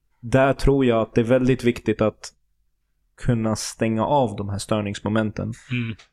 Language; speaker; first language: Swedish; early bilingual, other home language; Turoyo